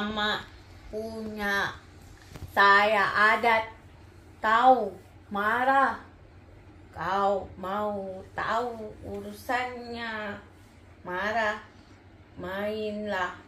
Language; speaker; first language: Indonesian; non-native, learner; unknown